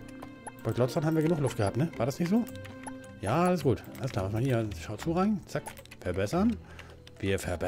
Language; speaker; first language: German; native; German